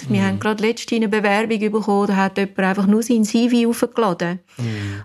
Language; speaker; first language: German; non-native, fluent; English